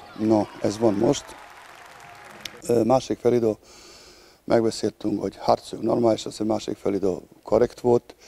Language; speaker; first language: Hungarian; non-native, learner; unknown